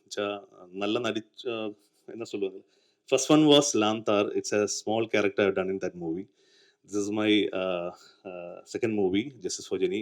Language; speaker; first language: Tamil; non-native, learner; Malayalam